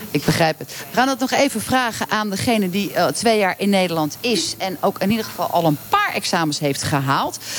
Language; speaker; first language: Dutch; native; Dutch